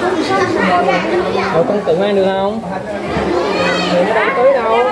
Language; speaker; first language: Vietnamese; native; Vietnamese